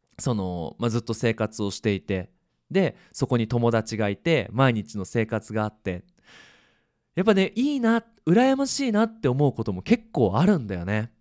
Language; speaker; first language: Japanese; native; Japanese